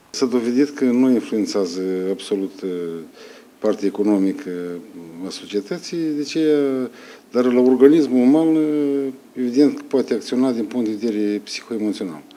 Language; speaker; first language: Romanian; native; Romanian